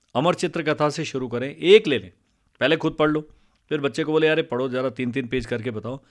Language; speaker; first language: Hindi; non-native, local second language; Punjabi